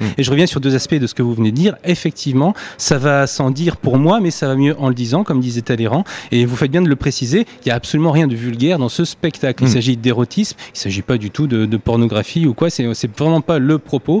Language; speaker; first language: French; native; French